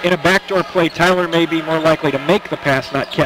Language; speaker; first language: English; native; English